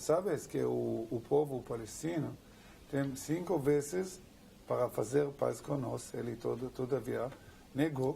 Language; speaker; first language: Portuguese; non-native, learner; Hebrew